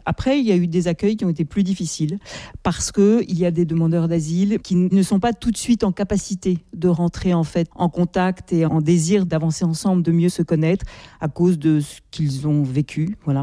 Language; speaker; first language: French; native; French